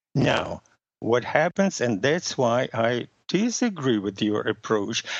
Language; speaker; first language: English; non-native, fluent; Russian